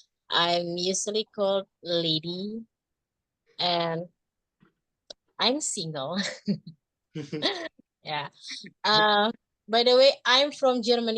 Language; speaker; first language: English; non-native, learner; Indonesian